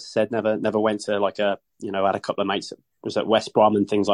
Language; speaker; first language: English; native; English